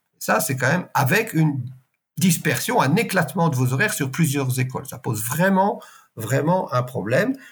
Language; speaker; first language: French; native; French